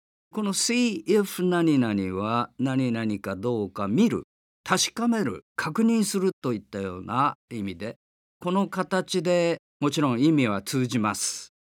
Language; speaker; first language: Japanese; native; Japanese